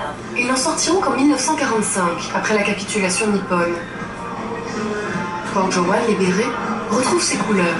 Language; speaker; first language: French; native; French